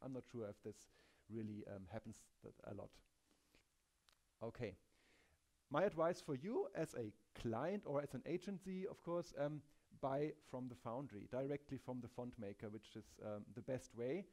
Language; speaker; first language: English; non-native, fluent; German